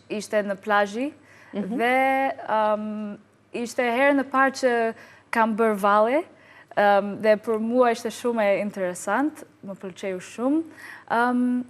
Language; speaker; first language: Albanian; non-native, learner; English